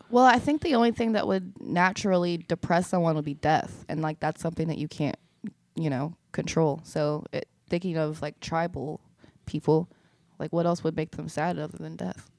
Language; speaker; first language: English; native; English